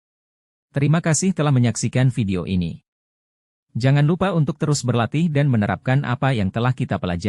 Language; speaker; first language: Indonesian; native; Indonesian